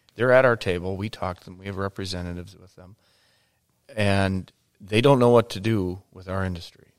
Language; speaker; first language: English; native; English